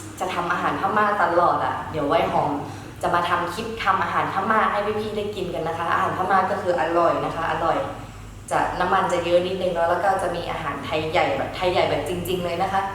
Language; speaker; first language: Thai; early bilingual, other home language; Shan